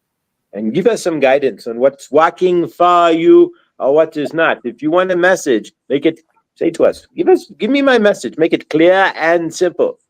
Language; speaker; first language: English; native; English